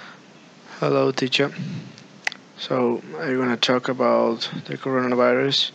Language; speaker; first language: English; non-native, learner; Spanish